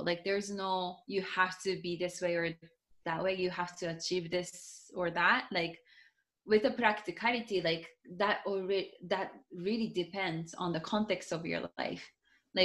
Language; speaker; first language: English; non-native, fluent; Japanese